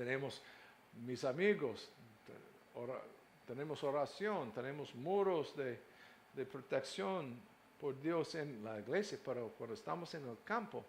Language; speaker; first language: Spanish; non-native, fluent; English